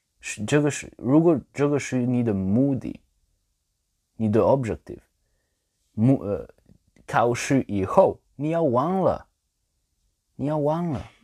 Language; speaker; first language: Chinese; non-native, learner; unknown